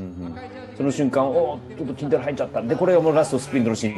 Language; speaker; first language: Japanese; native; Japanese